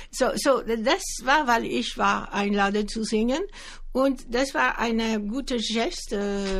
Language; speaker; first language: German; non-native, learner; Greek